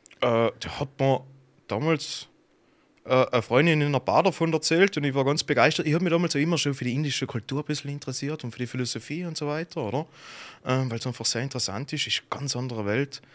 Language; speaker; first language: German; native; German